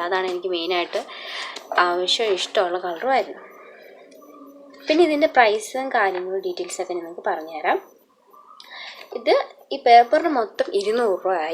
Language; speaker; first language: Malayalam; native; Malayalam